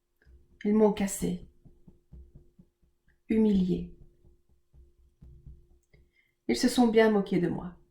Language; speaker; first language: French; native; French